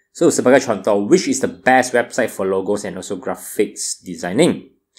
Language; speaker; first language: English; non-native, local second language; Chinese